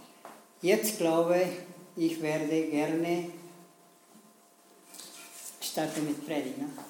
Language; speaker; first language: German; non-native, learner; Spanish